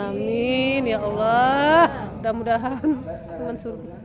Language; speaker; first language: Indonesian; native; Indonesian